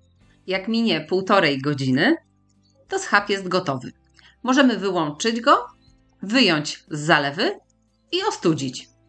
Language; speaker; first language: Polish; native; Polish